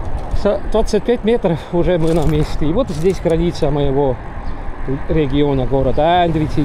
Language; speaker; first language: Russian; non-native, learner; Estonian